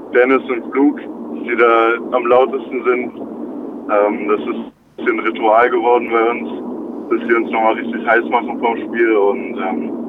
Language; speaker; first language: German; native; German